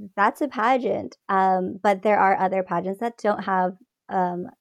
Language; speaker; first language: English; native; English